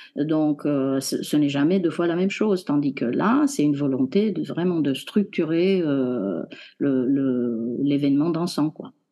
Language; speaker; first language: French; non-native, fluent; Romanian